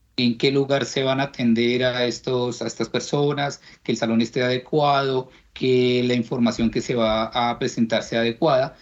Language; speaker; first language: Spanish; native; Spanish